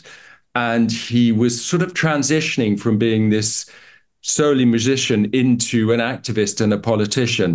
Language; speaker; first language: English; native; English